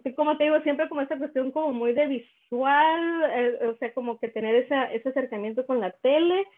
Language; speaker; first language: Spanish; native; Spanish